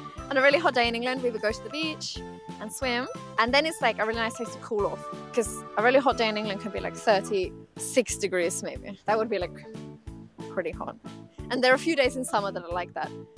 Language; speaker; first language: English; early bilingual, other home language; Japanese